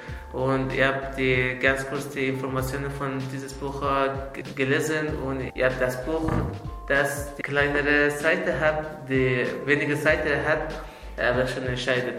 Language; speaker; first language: German; non-native, learner; Azerbaijani